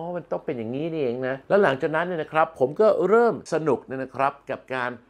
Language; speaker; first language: Thai; non-native, local second language; English